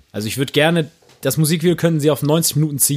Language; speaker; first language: German; native; German